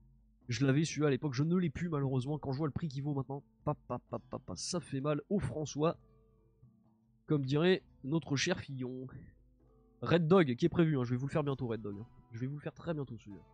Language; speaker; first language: French; native; French